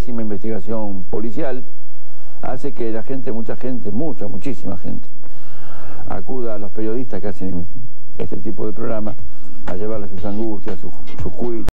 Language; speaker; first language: Spanish; native; Spanish